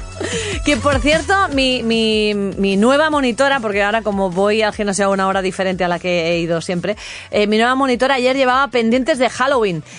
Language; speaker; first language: Spanish; non-native, local second language; Catalan